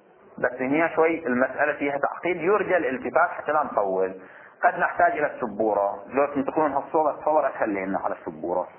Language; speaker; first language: Arabic; native; Arabic